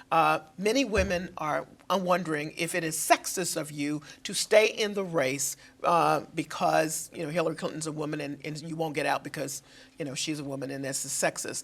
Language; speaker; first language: English; native; English